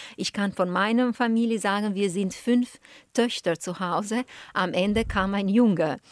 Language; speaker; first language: German; non-native, fluent; Albanian